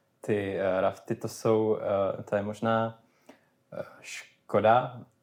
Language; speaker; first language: Czech; native; Czech